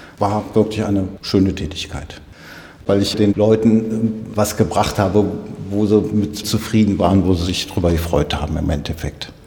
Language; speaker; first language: German; native; German